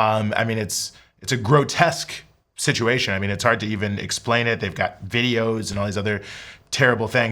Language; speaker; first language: English; native; English